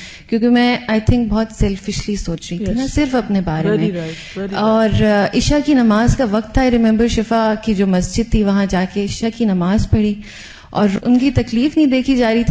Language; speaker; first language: Urdu; native; Urdu